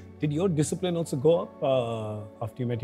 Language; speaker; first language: English; non-native, local second language; Hindi